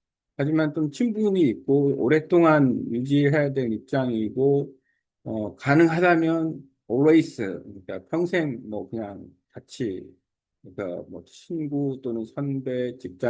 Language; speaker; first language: Korean; native; Korean